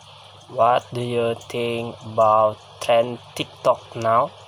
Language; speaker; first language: English; non-native, learner; Indonesian